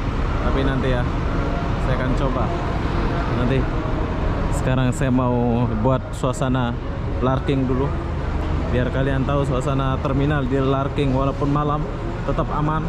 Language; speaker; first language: Indonesian; native; Indonesian